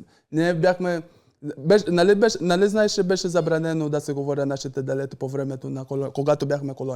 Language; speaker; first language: Bulgarian; non-native, fluent; Portuguese